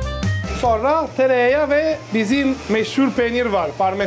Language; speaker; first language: Turkish; non-native, learner; Italian